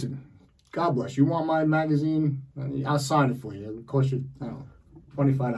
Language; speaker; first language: English; native; English